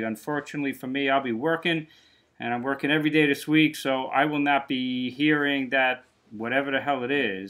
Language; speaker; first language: English; native; English